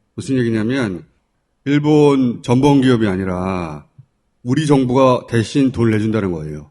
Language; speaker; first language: Korean; native; Korean